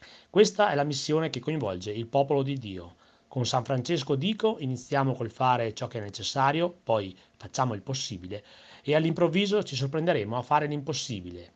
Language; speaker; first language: Italian; native; Italian